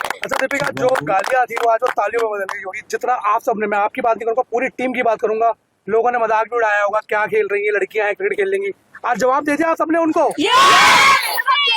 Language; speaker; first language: Hindi; native; Hindi